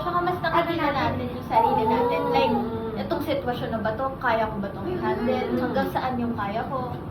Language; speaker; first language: Filipino; native; Filipino